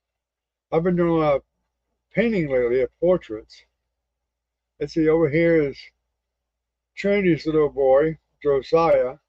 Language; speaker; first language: English; native; English